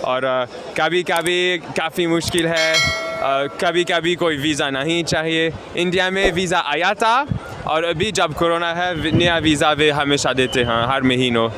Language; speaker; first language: Hindi; non-native, learner; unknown